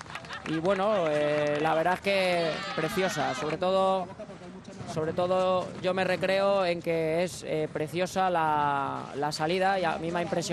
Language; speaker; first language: Spanish; native; Spanish